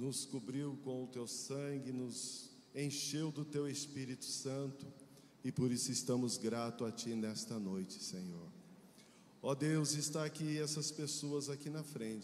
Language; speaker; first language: Portuguese; native; Portuguese